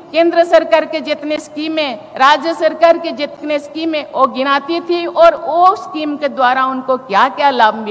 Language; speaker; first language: Hindi; non-native, local second language; Santali